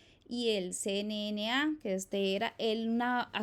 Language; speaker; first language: Spanish; native; Spanish